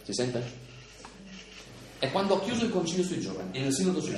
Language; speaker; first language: Italian; native; Italian